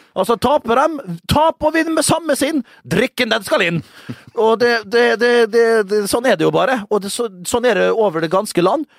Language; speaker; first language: Norwegian; native; Norwegian